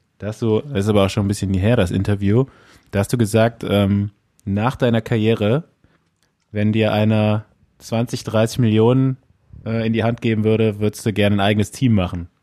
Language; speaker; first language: German; native; German